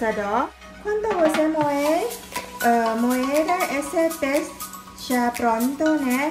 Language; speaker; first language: Portuguese; non-native, learner; Thai